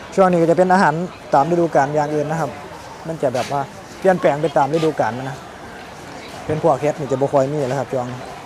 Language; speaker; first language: Thai; native; Thai